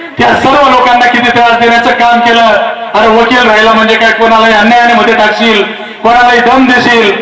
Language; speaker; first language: Marathi; native; Marathi